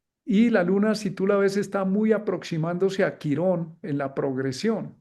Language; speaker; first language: Spanish; native; Spanish